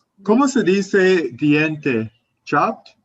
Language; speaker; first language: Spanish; non-native, learner; English